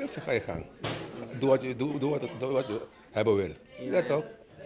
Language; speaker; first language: Dutch; non-native, local second language; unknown